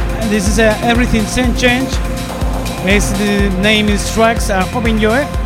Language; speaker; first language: English; non-native, learner; Spanish